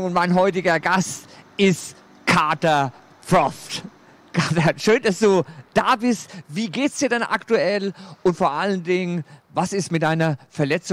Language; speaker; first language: German; native; German